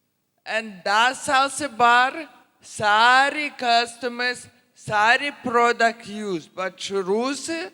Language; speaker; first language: Hindi; non-native, learner; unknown